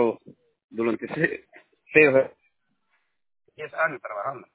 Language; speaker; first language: Spanish; non-native, learner; Haitian Creole